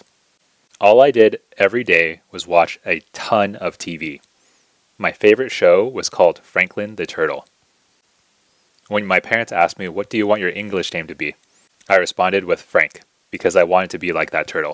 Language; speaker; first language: English; native; English